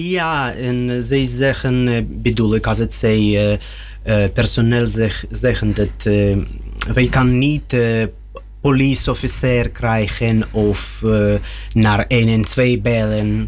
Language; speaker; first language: Dutch; non-native, learner; Russian